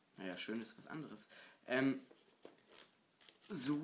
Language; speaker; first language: German; native; German